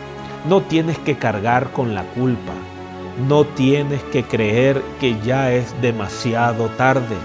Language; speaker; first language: Spanish; native; Spanish